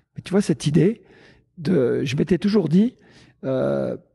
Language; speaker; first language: French; native; French